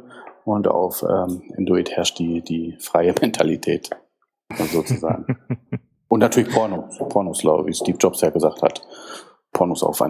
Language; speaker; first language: German; native; German